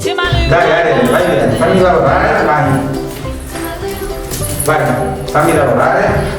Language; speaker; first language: Italian; native; Italian